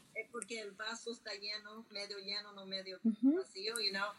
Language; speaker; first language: Spanish; early bilingual, heritage; Spanish